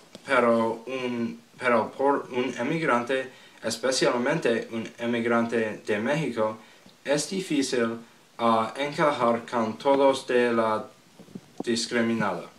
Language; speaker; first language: Spanish; non-native, learner; English